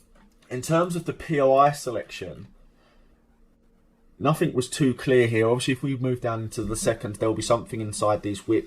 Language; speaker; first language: English; native; English